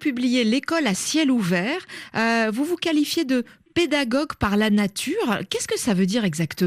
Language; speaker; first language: French; native; French